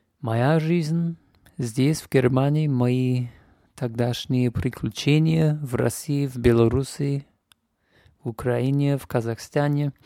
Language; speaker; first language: Russian; non-native, fluent; English